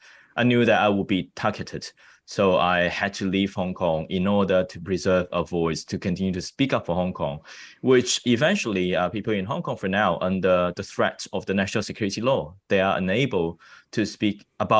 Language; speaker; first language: English; non-native, local second language; Cantonese